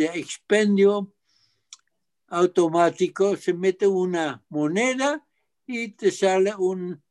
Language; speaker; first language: Spanish; non-native, fluent; Dutch